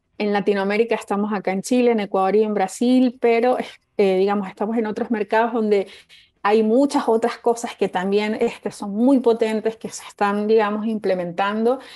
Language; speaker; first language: Spanish; native; Spanish